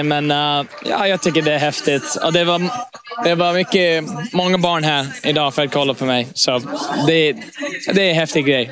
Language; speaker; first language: Swedish; early bilingual, heritage; English